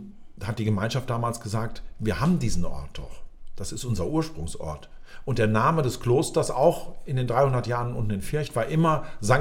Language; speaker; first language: German; native; German